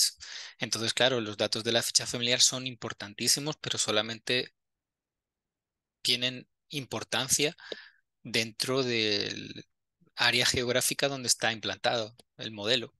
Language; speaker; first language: Spanish; native; Spanish